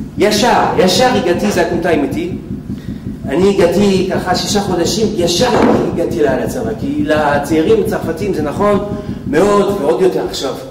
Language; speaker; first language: Hebrew; non-native, fluent; French